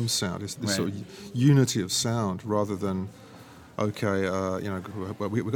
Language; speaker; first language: English; native; English